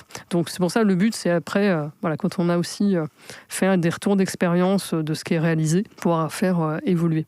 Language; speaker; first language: French; native; French